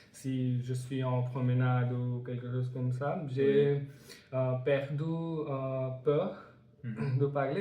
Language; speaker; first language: French; non-native, learner; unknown